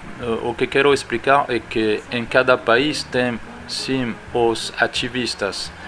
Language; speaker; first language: Portuguese; non-native, fluent; French